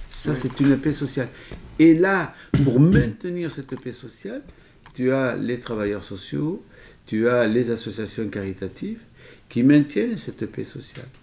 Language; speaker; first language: French; native; French